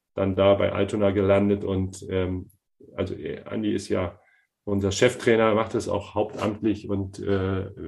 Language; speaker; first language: German; native; German